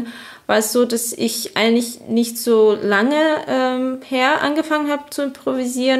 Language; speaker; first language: German; non-native, fluent; Azerbaijani